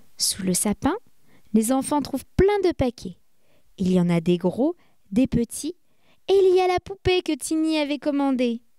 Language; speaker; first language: French; native; French